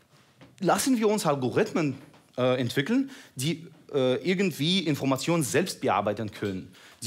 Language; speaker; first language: German; non-native, fluent; Russian